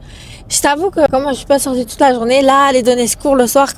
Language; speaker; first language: French; native; French